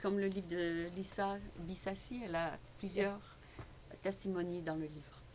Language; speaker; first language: French; native; French